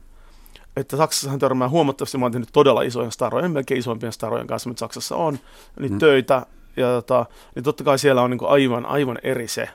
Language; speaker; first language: Finnish; native; Finnish